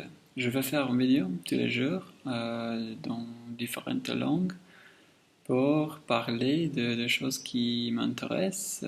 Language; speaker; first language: French; non-native, learner; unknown